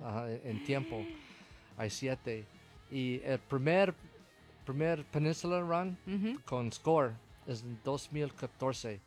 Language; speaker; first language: Spanish; non-native, learner; English